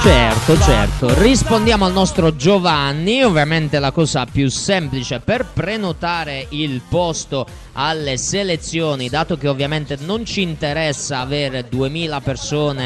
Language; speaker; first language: Italian; native; Italian